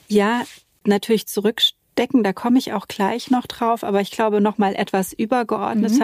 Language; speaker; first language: German; native; German